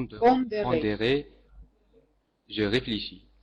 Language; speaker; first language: French; non-native, learner; Arabic